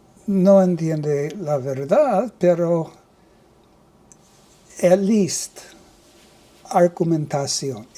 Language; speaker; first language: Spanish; non-native, learner; English